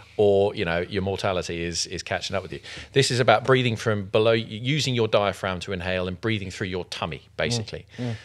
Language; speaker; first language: English; native; English